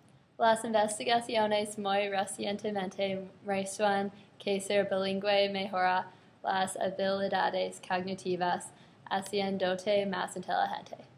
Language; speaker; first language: Spanish; non-native, learner; English